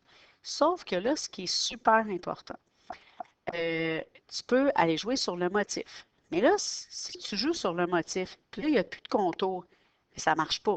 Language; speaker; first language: French; native; French